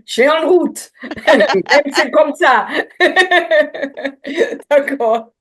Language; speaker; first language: French; non-native, learner; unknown